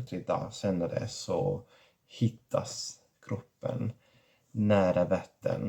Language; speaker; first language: Swedish; non-native, fluent; Catalan